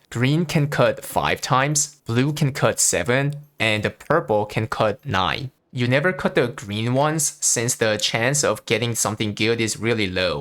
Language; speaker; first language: English; non-native, fluent; Korean